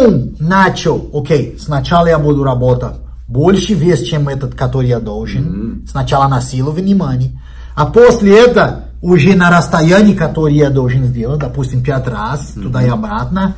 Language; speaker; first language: Russian; non-native, learner; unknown